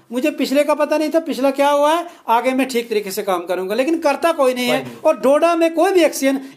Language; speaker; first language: Hindi; non-native, local second language; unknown